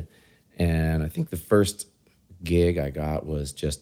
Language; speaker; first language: English; native; English